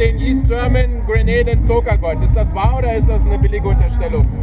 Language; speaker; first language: German; native; German